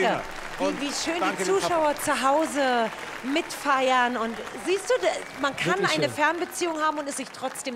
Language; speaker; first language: German; native; German